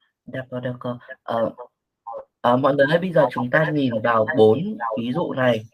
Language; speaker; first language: Vietnamese; native; Vietnamese